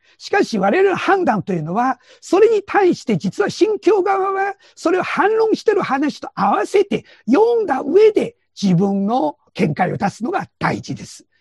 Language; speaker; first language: Japanese; non-native, fluent; Chinese